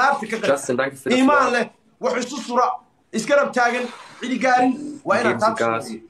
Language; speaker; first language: German; early bilingual, other home language; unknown